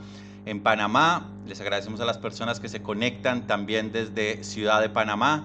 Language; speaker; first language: Spanish; native; Spanish